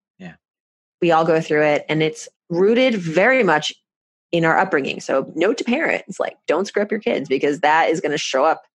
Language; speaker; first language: English; early bilingual, other home language; Persian